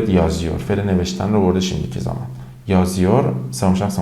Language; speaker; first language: Turkish; non-native, fluent; Persian